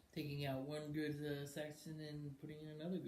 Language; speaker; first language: English; native; English